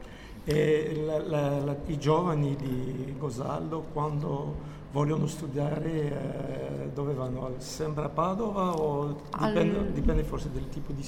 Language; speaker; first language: Italian; non-native, fluent; French